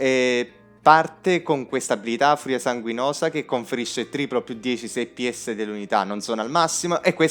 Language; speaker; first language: Italian; native; Italian